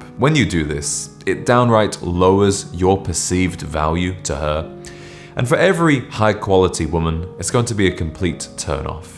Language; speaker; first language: English; native; English